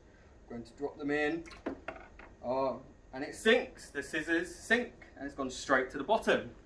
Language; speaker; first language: English; native; English